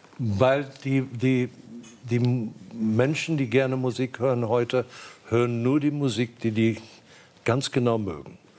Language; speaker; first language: German; non-native, fluent; English